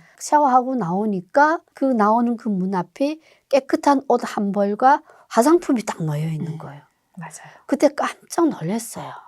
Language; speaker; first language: Korean; native; Korean